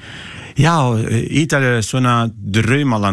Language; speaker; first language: Icelandic; non-native, learner; Italian